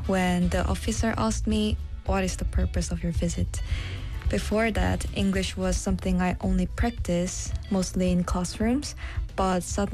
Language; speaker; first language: English; non-native, fluent; Korean